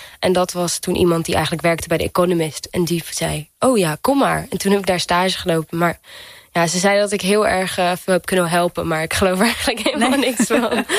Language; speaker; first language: Dutch; early bilingual, heritage; Dutch